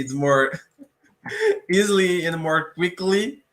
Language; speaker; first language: English; non-native, learner; Portuguese